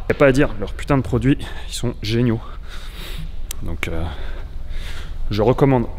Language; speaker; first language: French; native; French